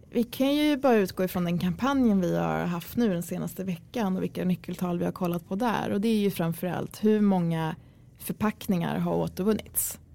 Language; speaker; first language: Swedish; early bilingual, other home language; Kurdish